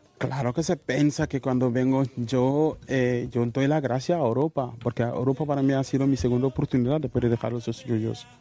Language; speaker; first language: Spanish; non-native, fluent; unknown